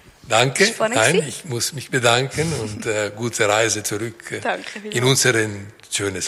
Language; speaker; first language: German; non-native, local second language; French